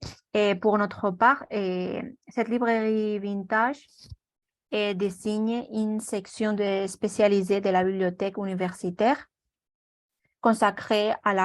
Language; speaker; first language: French; non-native, learner; Spanish